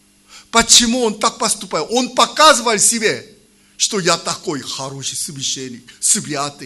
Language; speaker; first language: Russian; non-native, learner; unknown